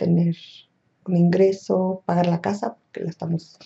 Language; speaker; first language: Spanish; native; Spanish